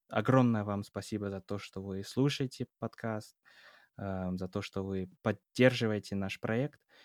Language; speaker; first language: Russian; non-native, fluent; English